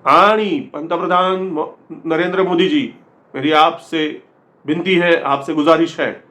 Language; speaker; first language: Hindi; non-native, local second language; Marathi